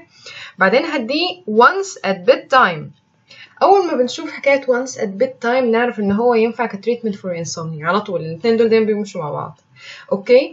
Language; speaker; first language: Arabic; native; Arabic